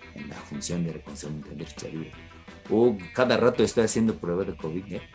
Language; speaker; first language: Spanish; non-native, fluent; Japanese